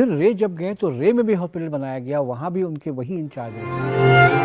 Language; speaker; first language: Urdu; native; Urdu